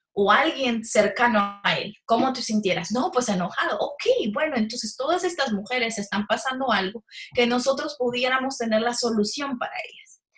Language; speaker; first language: Spanish; early bilingual, heritage; Spanish